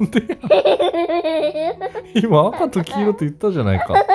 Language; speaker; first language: Japanese; native; Japanese